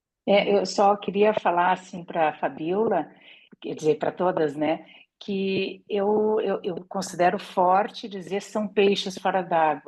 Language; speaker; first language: Portuguese; native; Portuguese